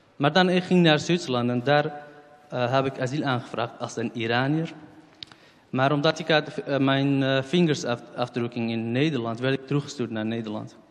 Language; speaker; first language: Dutch; non-native, fluent; Central Kurdish